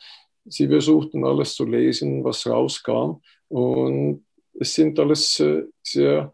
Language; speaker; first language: German; non-native, fluent; Estonian